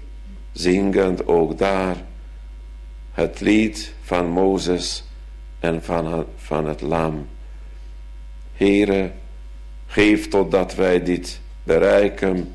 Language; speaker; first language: Dutch; non-native, fluent; Hungarian